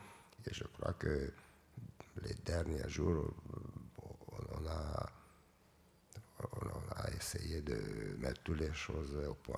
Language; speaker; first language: French; non-native, fluent; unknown